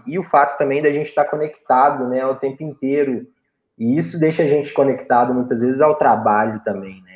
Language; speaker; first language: Portuguese; native; Portuguese